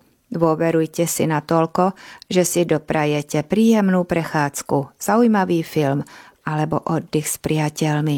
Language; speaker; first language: Slovak; early bilingual, heritage; Slovak